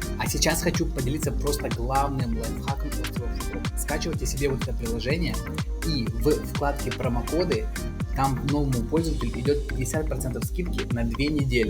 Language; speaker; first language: Russian; native; Russian